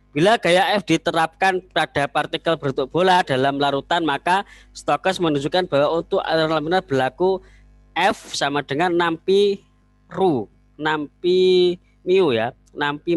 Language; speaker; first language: Indonesian; native; Indonesian